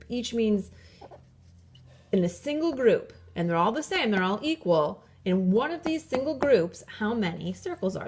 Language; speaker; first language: English; native; English